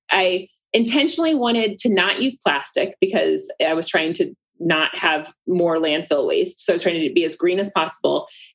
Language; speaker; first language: English; native; English